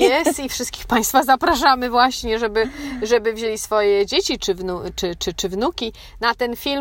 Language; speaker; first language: Polish; native; Polish